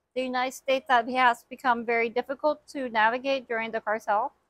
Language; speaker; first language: English; native; English